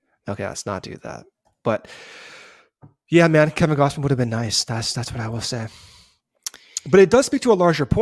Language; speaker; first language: English; native; English